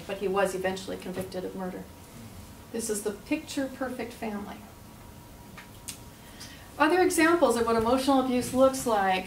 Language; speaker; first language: English; native; English